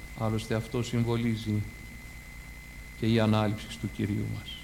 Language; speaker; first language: Greek; native; Greek